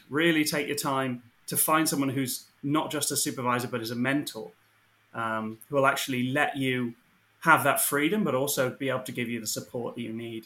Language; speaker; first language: English; native; English